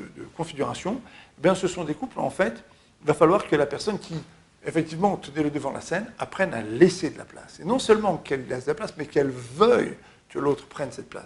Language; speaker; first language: French; native; French